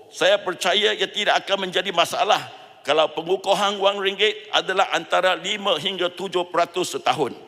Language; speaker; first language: Malay; non-native, local second language; Chinese